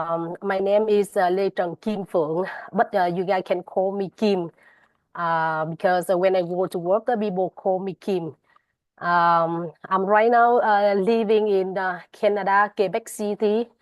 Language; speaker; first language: English; non-native, fluent; Vietnamese